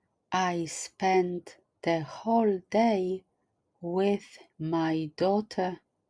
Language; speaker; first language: English; non-native, fluent; Polish